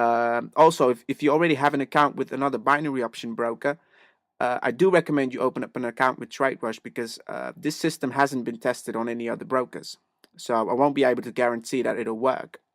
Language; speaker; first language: English; native; English